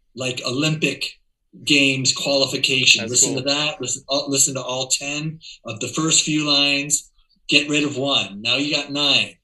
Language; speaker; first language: English; native; English